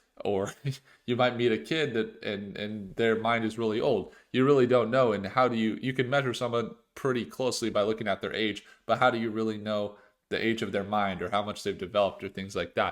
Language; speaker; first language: English; native; English